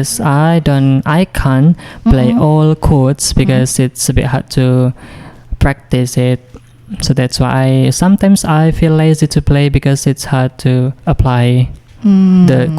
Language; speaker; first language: English; non-native, fluent; Indonesian